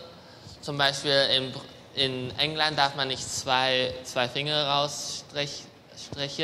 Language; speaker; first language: German; non-native, learner; Chinese